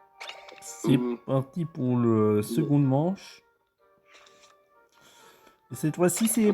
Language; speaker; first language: French; native; French